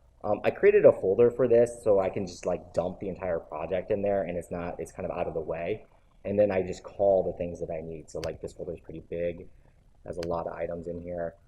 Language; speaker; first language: English; native; English